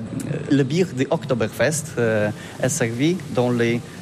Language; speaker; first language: French; non-native, learner; Polish